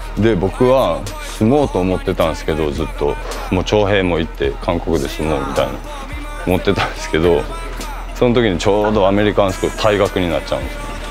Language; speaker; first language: Japanese; early bilingual, other home language; Korean